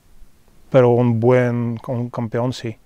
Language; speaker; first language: Spanish; non-native, fluent; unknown